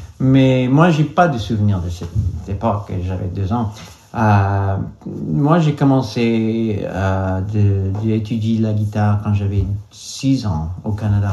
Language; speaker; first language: French; non-native, learner; English